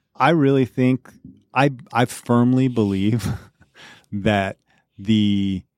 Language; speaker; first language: English; native; English